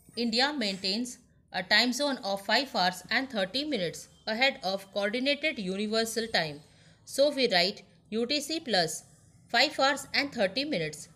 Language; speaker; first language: English; non-native, local second language; Hindi